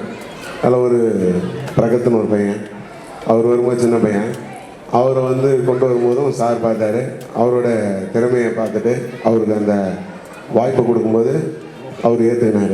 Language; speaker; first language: Tamil; native; Tamil